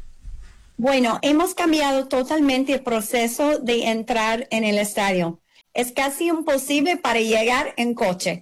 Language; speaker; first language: Spanish; early bilingual, heritage; English